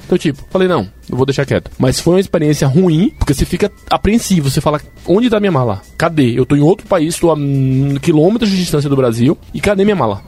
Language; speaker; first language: Portuguese; native; Portuguese